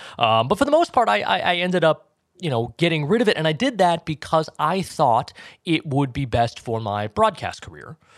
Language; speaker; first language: English; native; English